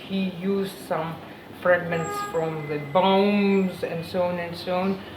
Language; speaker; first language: English; non-native, learner; Ukrainian